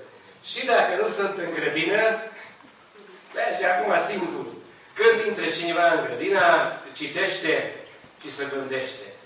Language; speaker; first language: Romanian; non-native, learner; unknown